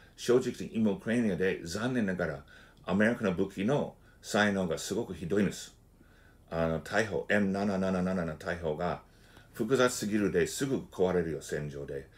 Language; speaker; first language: Japanese; non-native, fluent; English